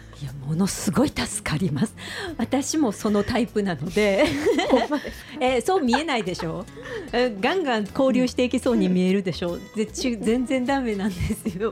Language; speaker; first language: Japanese; native; Japanese